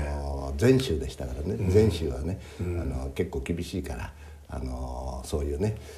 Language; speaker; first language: Japanese; native; Japanese